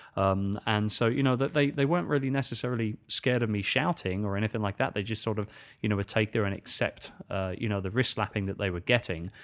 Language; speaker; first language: English; native; English